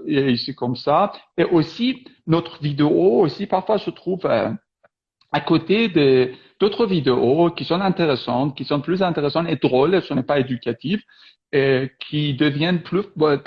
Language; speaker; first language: French; non-native, fluent; Persian